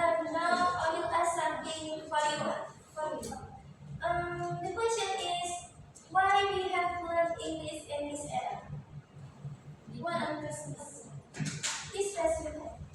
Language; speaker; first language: English; non-native, learner; Indonesian